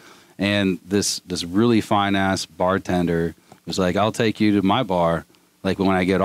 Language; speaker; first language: English; native; English